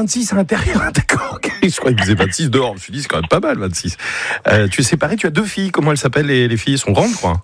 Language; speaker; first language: French; native; French